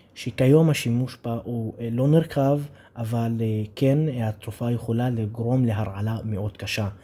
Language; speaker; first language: Hebrew; non-native, local second language; Arabic